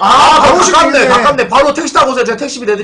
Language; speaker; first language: Korean; native; Korean